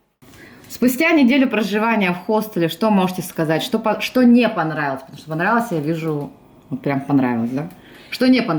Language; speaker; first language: Russian; native; Russian